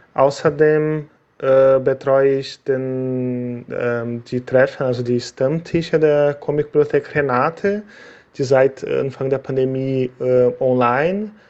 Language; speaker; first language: German; non-native, fluent; Portuguese